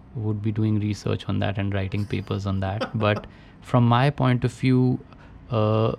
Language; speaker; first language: English; non-native, local second language; Hindi